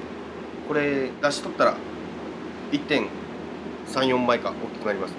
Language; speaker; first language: Japanese; native; Japanese